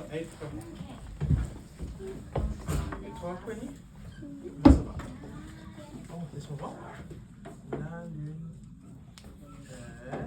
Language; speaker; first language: French; non-native, local second language; English